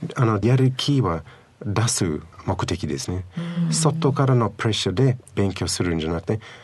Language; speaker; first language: Japanese; non-native, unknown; English